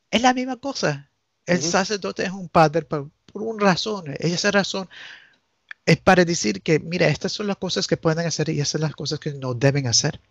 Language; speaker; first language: Spanish; early bilingual, heritage; Spanish